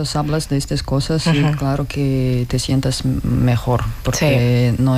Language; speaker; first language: Spanish; non-native, learner; Russian